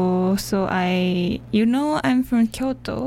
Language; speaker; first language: English; non-native, learner; Japanese